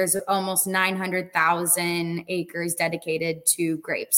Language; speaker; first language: English; native; English